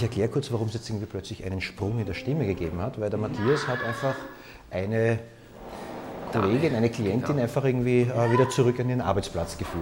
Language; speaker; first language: German; native; German